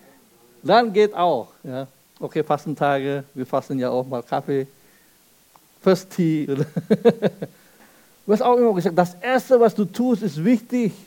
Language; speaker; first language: German; non-native, fluent; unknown